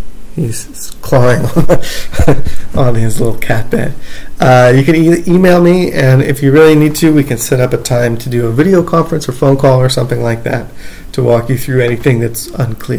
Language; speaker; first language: English; native; English